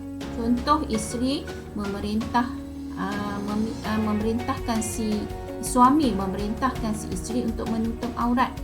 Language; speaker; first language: Malay; native; Malay